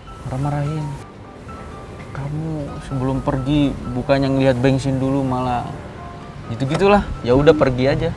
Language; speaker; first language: Indonesian; native; Indonesian